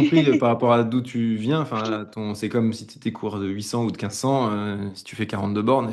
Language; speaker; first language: French; native; French